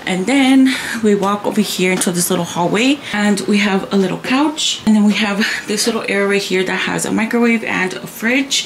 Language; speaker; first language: English; early bilingual, other home language; Spanish